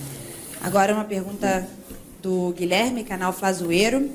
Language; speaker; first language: Portuguese; native; Portuguese